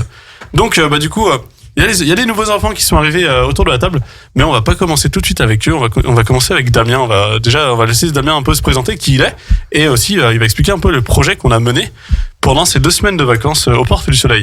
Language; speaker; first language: French; native; French